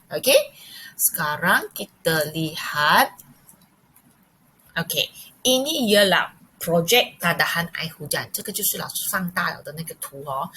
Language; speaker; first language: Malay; non-native, local second language; Chinese